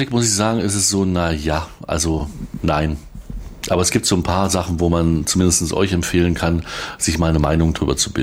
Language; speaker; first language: German; native; German